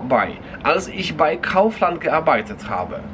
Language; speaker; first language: German; non-native, fluent; Polish